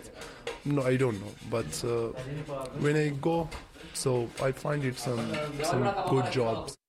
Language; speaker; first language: English; non-native, learner; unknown